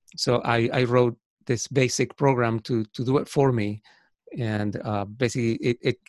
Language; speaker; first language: English; non-native, fluent; Spanish